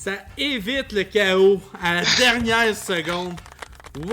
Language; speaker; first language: French; native; French